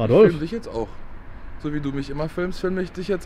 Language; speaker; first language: German; native; German